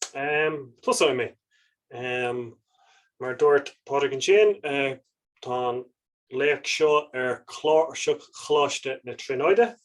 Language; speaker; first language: Irish; non-native, local second language; English